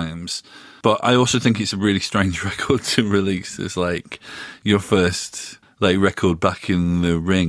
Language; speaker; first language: English; native; English